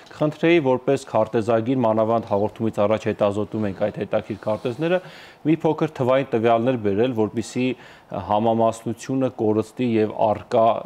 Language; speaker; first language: Armenian; native; Armenian